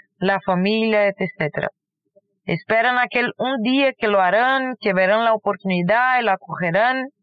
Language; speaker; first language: Spanish; non-native, fluent; Portuguese